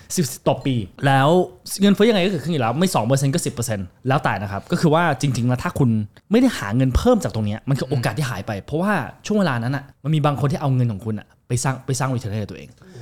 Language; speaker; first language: Thai; early bilingual, heritage; Thai